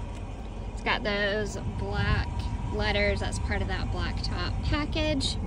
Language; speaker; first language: English; native; English